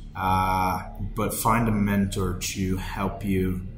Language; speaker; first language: English; non-native, fluent; Portuguese